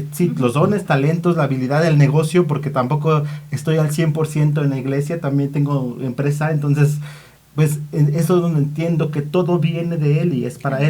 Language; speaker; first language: Spanish; native; Spanish